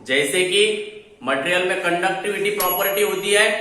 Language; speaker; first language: Hindi; non-native, local second language; Marathi